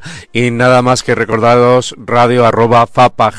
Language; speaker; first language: Spanish; native; Spanish